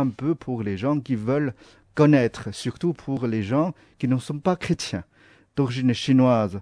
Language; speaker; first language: French; non-native, fluent; Chinese